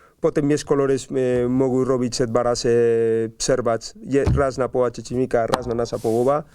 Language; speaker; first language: Polish; non-native, learner; Spanish